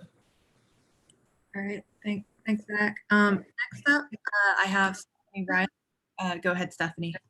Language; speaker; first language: English; native; English